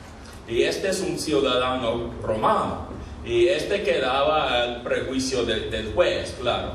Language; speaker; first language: Spanish; non-native, fluent; English